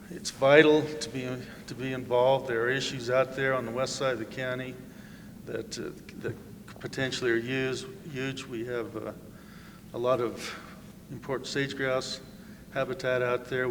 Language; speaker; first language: English; native; English